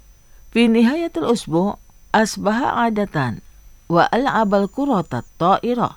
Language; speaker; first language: Arabic; non-native, fluent; Indonesian